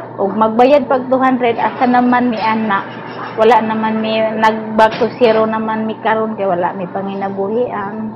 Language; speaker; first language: Cebuano; non-native, local second language; Maranao